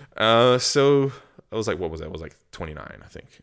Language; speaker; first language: English; native; English